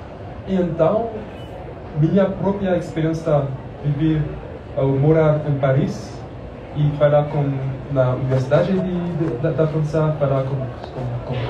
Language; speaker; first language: Portuguese; non-native, learner; French